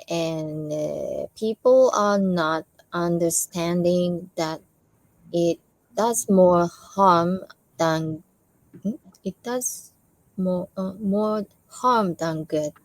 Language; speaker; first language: English; non-native, learner; Japanese